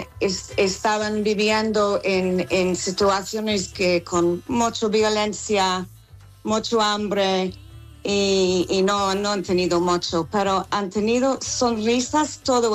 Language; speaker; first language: Spanish; non-native, fluent; English